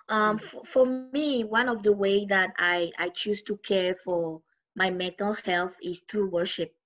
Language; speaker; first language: English; non-native, fluent; French